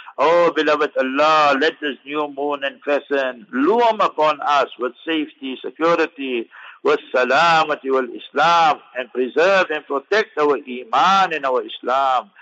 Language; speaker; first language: English; native; English